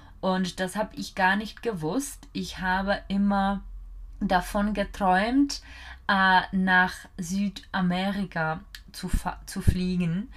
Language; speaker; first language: German; non-native, fluent; Czech